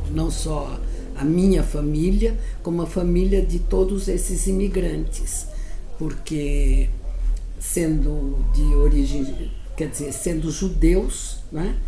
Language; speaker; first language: Portuguese; early bilingual, other home language; Yiddish